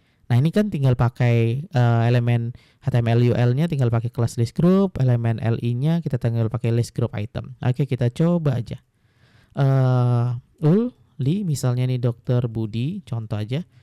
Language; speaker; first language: Indonesian; native; Indonesian